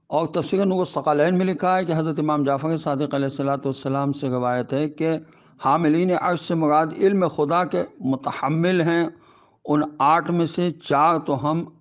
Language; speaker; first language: Urdu; native; Urdu